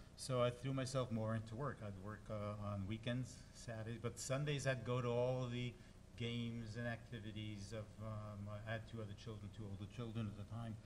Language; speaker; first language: English; native; English